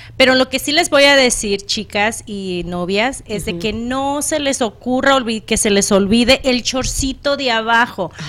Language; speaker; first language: Spanish; native; Spanish